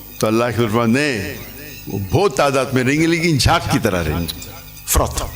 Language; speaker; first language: Urdu; non-native, local second language; English